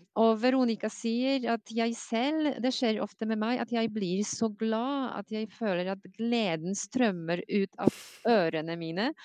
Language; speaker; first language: Norwegian; non-native, fluent; Polish